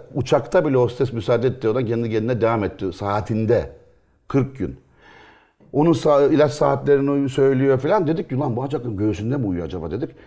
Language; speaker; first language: Turkish; native; Turkish